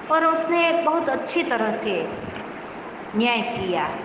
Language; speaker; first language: Hindi; non-native, local second language; Gujarati